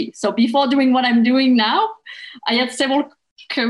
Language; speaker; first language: English; non-native, fluent; French